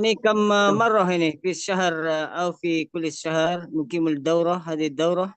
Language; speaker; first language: Arabic; non-native, fluent; Indonesian